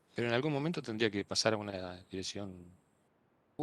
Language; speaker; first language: Spanish; native; Spanish